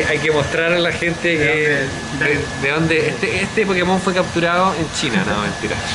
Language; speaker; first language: Spanish; native; Spanish